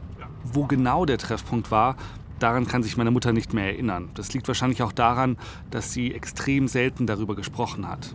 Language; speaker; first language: German; native; German